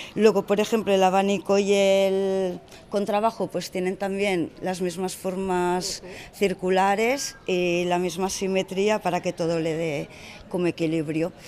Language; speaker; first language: Spanish; native; Spanish